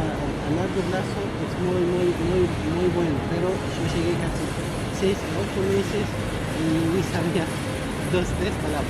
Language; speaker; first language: Spanish; non-native, learner; Arabic